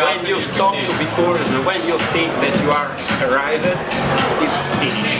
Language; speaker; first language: English; non-native, fluent; Italian